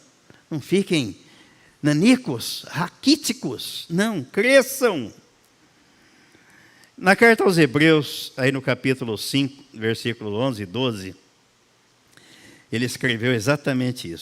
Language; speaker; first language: Portuguese; native; Portuguese